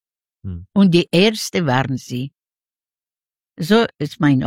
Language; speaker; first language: German; non-native, learner; Yiddish